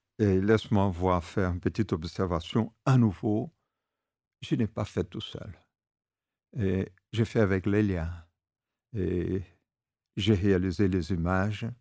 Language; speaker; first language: French; non-native, fluent; Portuguese